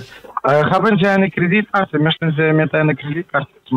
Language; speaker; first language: German; non-native, learner; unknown